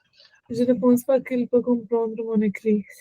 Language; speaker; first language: French; non-native, learner; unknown